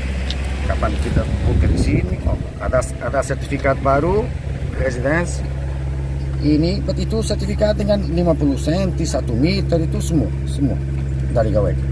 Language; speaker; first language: Indonesian; non-native, learner; English